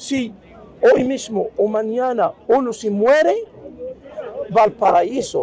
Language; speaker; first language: Spanish; non-native, fluent; Arabic